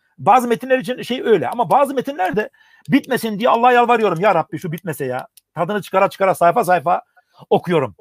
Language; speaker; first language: Turkish; early bilingual, heritage; Turkish